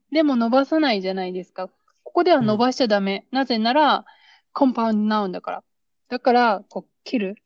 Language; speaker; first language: Japanese; native; Japanese